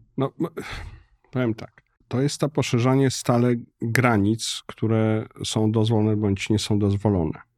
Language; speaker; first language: Polish; native; Polish